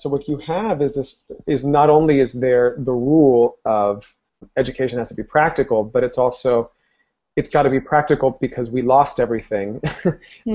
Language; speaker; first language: English; early bilingual, other home language; Spanish